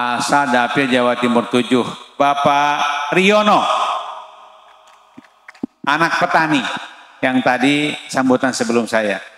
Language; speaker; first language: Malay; non-native, local second language; Sundanese